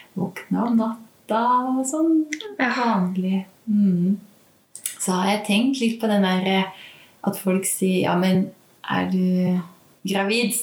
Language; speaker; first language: Norwegian; native; Norwegian